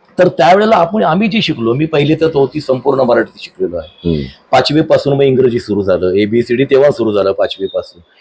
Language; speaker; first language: Marathi; native; Marathi